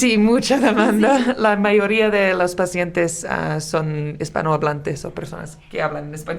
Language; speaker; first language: Spanish; non-native, learner; English